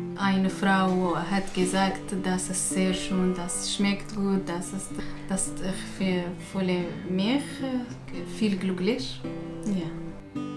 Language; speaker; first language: German; non-native, learner; Arabic